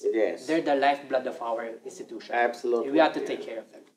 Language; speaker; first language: English; non-native, local second language; Filipino